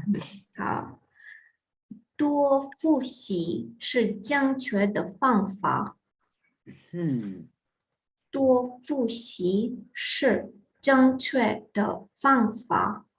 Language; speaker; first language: Chinese; non-native, fluent; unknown